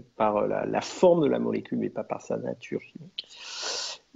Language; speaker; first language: French; native; French